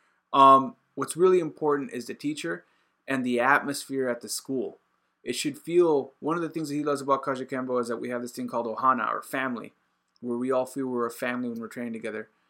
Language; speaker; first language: English; native; English